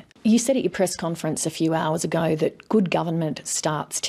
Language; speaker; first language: English; native; English